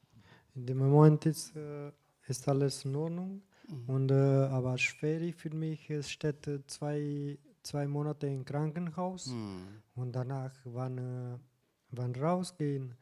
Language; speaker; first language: German; non-native, learner; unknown